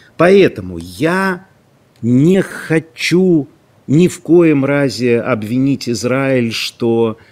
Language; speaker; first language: Russian; non-native, local second language; Ukrainian